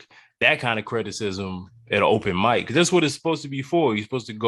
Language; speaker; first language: English; native; English